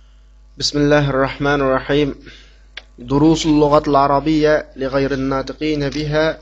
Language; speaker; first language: Arabic; non-native, fluent; Uyghur